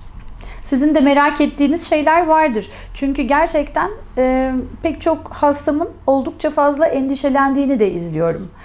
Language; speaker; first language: Turkish; native; Turkish